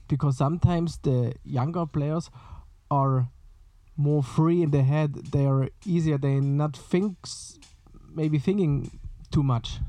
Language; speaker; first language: English; non-native, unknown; German